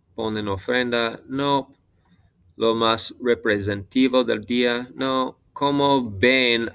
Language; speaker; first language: Spanish; non-native, fluent; English